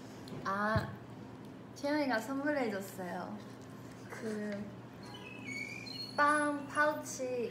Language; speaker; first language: Korean; non-native, fluent; Chinese